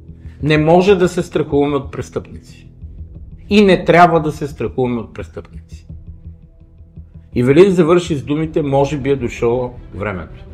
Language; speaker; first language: Bulgarian; native; Bulgarian